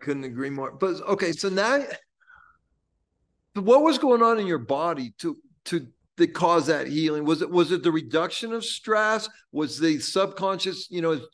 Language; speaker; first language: English; native; English